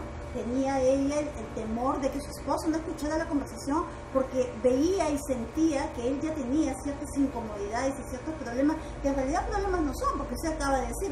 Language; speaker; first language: Spanish; native; Spanish